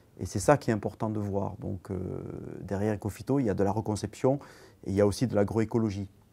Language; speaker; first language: French; native; French